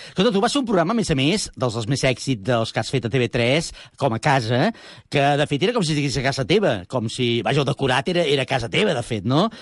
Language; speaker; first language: Catalan; native; Catalan